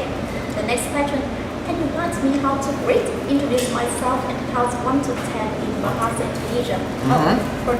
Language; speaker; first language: English; non-native, fluent; Vietnamese